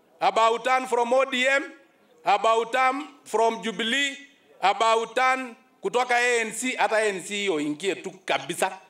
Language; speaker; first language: Swahili; non-native, local second language; Masai